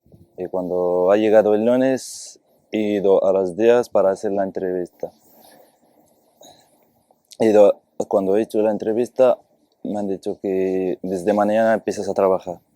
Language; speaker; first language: Spanish; non-native, fluent; Arabic